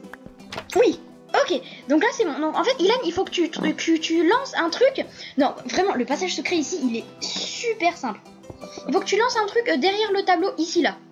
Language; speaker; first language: French; native; French